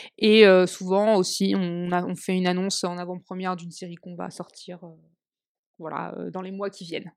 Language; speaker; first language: French; native; French